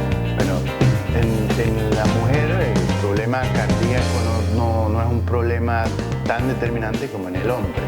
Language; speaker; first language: Spanish; native; Spanish